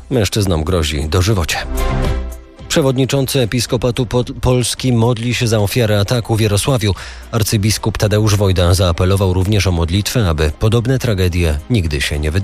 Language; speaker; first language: Polish; native; Polish